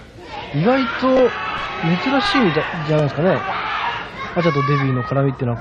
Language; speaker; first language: Japanese; native; Japanese